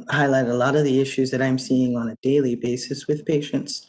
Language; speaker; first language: English; early bilingual, other home language; Spanish